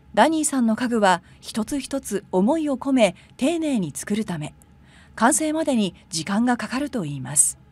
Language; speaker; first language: Japanese; native; Japanese